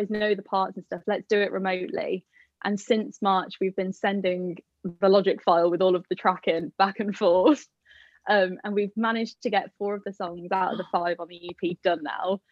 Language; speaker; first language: English; native; English